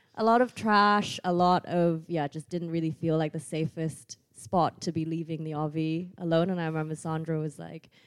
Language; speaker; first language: English; non-native, fluent; Thai